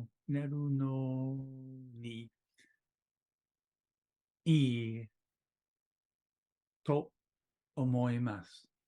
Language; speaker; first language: Japanese; non-native, learner; English